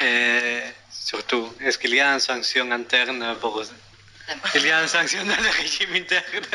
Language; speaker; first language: French; non-native, fluent; Spanish